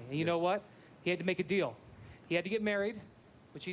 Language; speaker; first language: English; native; English